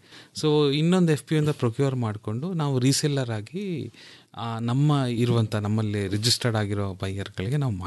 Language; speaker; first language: Kannada; native; Kannada